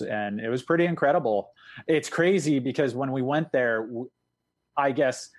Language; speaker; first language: English; native; English